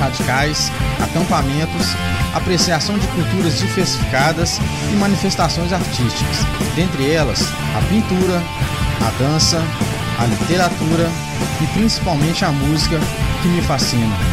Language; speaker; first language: Portuguese; native; Portuguese